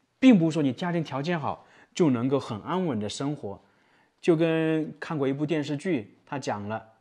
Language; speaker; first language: Chinese; native; Chinese